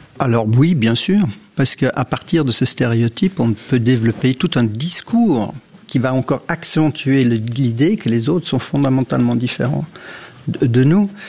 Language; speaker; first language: French; early bilingual, other home language; Dutch